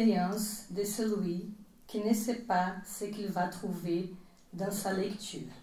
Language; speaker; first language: French; non-native, fluent; Portuguese